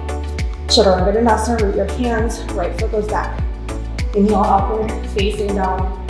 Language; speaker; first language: English; native; English